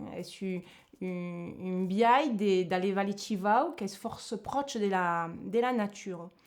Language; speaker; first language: Occitan; non-native, local second language; French